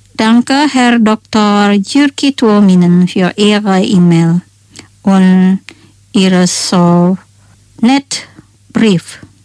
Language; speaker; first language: German; non-native, fluent; Indonesian